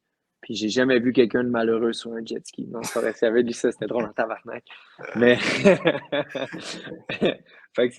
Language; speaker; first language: French; native; French